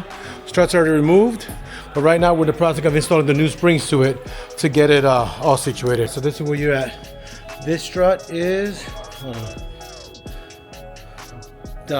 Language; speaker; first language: English; native; English